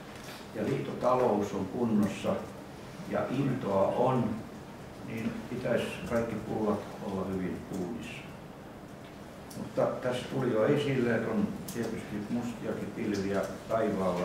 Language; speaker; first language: Finnish; native; Finnish